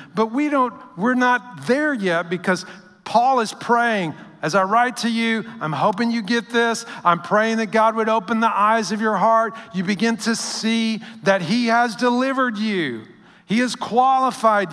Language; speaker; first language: English; native; English